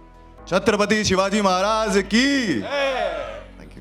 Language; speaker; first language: Hindi; native; Hindi